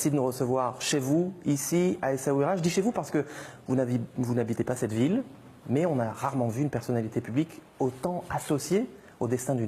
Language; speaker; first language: French; native; French